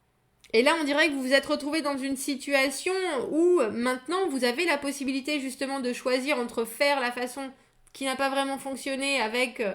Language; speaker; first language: French; native; French